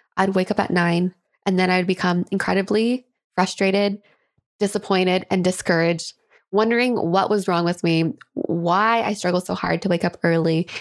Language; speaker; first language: English; native; English